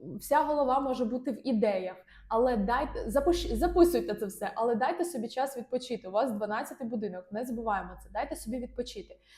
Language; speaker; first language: Ukrainian; non-native, local second language; Russian